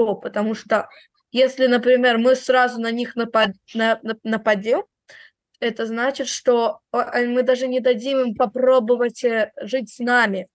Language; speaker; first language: Russian; early bilingual, heritage; Russian